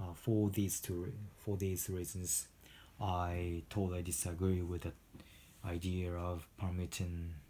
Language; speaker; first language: English; non-native, fluent; Japanese